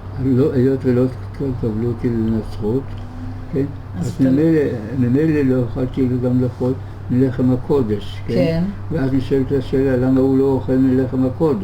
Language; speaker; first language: Hebrew; early bilingual, other home language; German